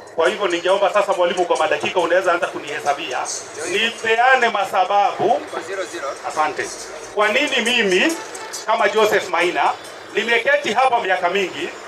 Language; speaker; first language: Swahili; non-native, local second language; Kikuyu